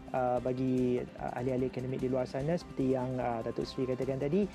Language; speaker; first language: Malay; native; Malay